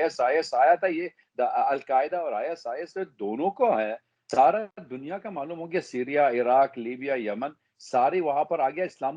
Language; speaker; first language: Hindi; non-native, fluent; Arabic